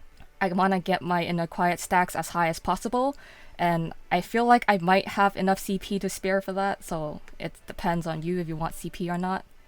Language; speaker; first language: English; native; English